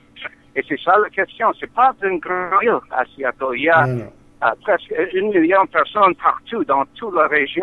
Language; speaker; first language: French; non-native, learner; English